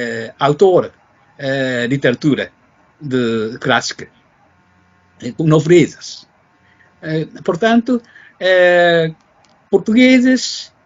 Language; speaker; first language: Portuguese; non-native, fluent; Japanese